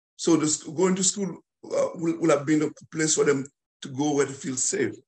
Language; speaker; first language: English; non-native, fluent; Haitian Creole